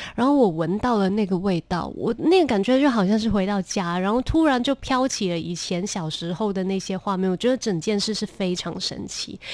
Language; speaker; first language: Chinese; non-native, local second language; Cantonese